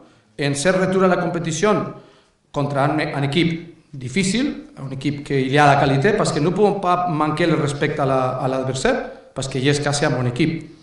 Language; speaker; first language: French; non-native, learner; Spanish